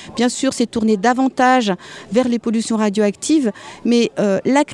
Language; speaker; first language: French; native; French